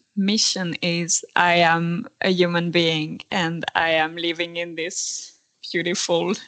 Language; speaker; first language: English; non-native, fluent; French